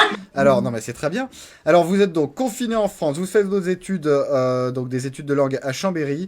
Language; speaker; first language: French; native; French